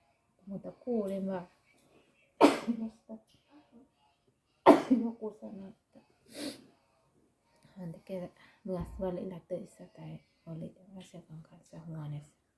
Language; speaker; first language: Finnish; non-native, learner; Thai